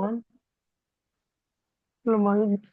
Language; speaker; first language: Indonesian; non-native, learner; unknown